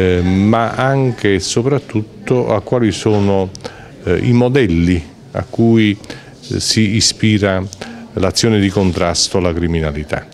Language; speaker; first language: Italian; native; Italian